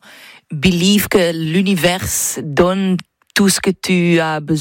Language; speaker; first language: French; non-native, fluent; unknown